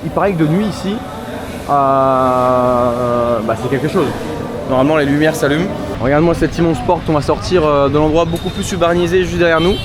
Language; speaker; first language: French; native; French